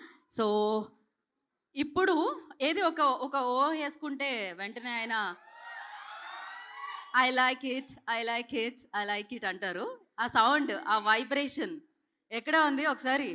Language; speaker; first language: Telugu; native; Telugu